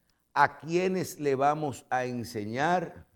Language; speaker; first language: Spanish; native; Spanish